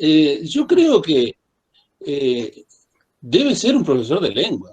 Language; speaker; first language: Spanish; native; Spanish